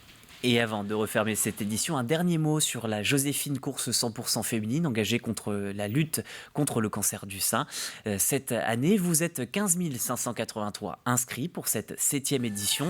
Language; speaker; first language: French; native; French